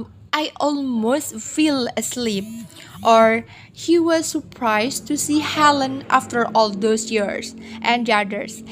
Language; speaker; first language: English; non-native, learner; Indonesian